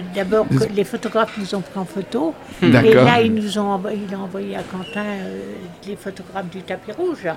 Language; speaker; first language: French; native; French